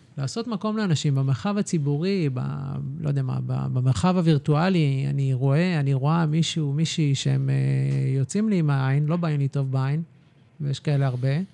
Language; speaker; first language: Hebrew; native; Hebrew